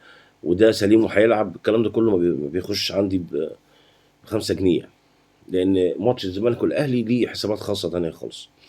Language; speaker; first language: Arabic; native; Arabic